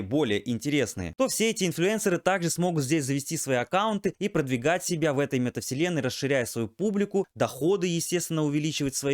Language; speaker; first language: Russian; native; Russian